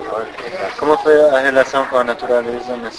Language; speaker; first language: Spanish; non-native, fluent; English